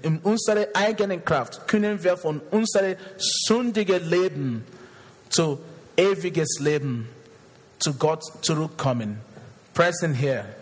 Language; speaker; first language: German; non-native, fluent; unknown